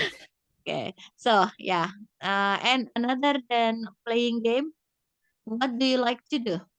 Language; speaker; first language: English; non-native, fluent; Indonesian